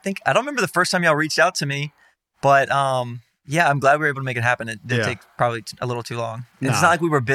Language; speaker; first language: English; native; English